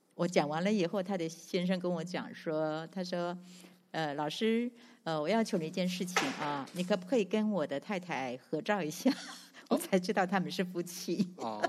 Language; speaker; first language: Chinese; non-native, local second language; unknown